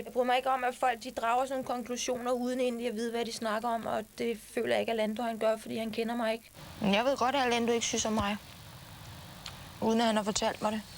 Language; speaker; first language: Danish; native; Danish